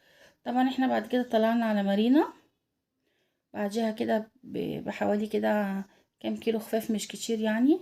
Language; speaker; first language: Arabic; native; Arabic